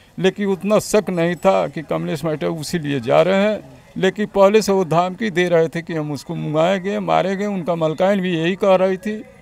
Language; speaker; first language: Hindi; native; Hindi